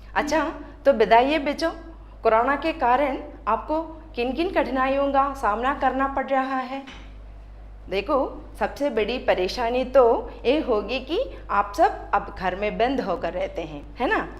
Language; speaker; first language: Hindi; non-native, local second language; Malayalam